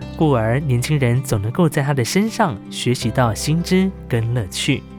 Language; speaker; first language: Chinese; non-native, local second language; Amis